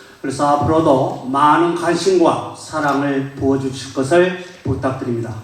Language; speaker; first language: Korean; native; Korean